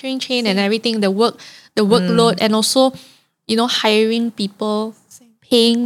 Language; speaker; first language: English; non-native, local second language; Cantonese